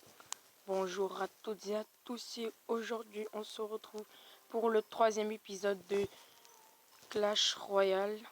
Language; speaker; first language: French; native; French